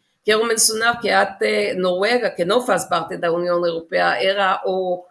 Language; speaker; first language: Portuguese; non-native, fluent; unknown